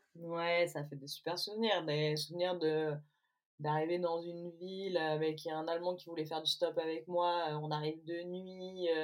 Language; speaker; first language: French; native; French